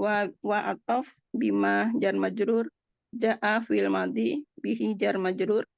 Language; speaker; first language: Arabic; non-native, learner; Indonesian